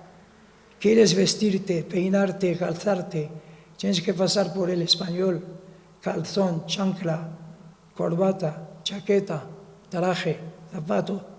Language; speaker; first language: Spanish; non-native, fluent; Arabic